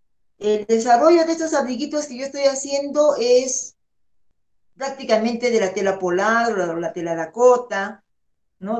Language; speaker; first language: Spanish; native; Spanish